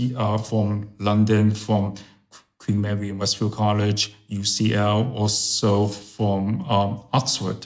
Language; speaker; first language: English; early bilingual, other home language; Chinese